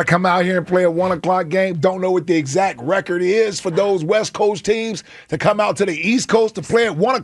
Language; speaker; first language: English; native; English